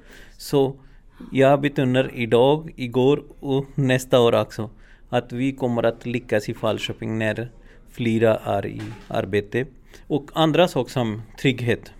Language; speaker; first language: Swedish; non-native, learner; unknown